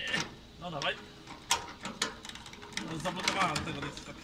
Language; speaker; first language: Polish; native; Polish